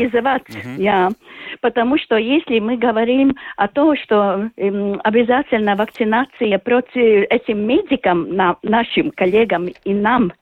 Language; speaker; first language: Russian; non-native, local second language; Latvian